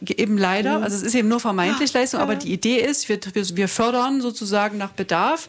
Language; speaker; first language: German; native; German